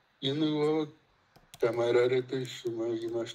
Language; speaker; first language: Japanese; non-native, learner; Spanish